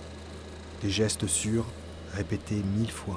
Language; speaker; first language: French; native; French